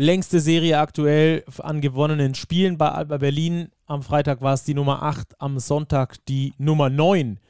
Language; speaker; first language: German; native; German